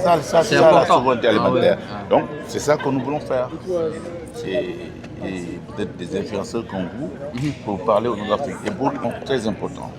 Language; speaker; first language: French; non-native, local second language; Wolof